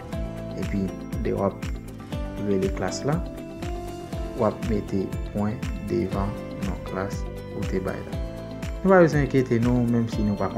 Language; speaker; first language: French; non-native, local second language; Haitian Creole